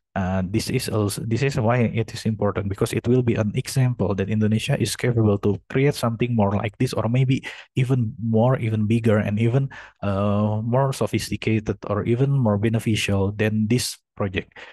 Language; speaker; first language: English; non-native, fluent; Indonesian